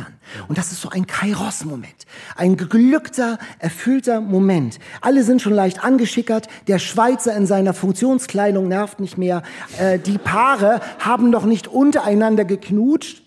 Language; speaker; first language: German; native; German